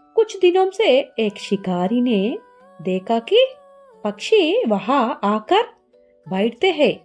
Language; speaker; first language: Hindi; non-native, learner; Telugu